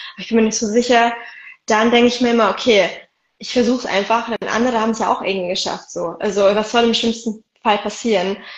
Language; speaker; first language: German; early bilingual, other home language; Arabic